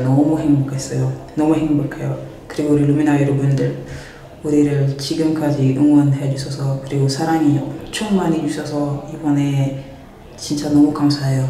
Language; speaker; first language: Korean; non-native, fluent; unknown